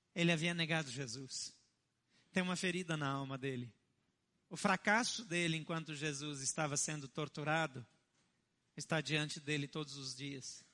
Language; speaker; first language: Portuguese; native; Portuguese